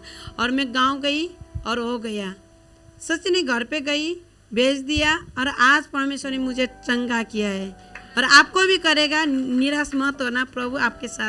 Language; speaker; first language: Hindi; non-native, local second language; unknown